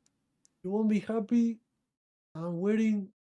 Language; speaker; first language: English; non-native, learner; Portuguese